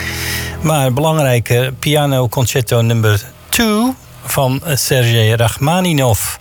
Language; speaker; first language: Dutch; native; Dutch